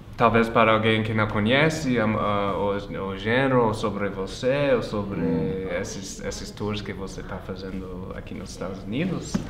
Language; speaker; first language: Portuguese; non-native, fluent; English